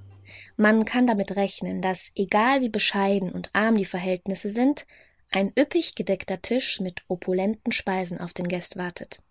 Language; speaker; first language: German; native; German